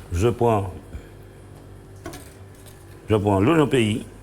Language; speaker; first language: French; non-native, local second language; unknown